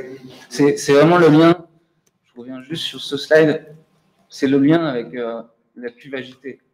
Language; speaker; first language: French; native; French